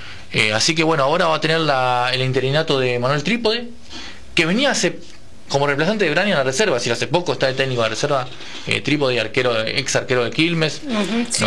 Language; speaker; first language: Spanish; native; Spanish